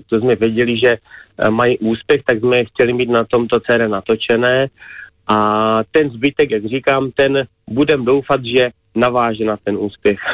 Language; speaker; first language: Czech; native; Czech